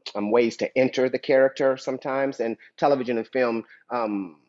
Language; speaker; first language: English; native; English